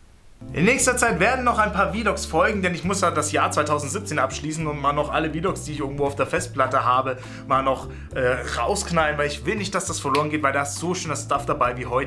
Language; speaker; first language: German; native; German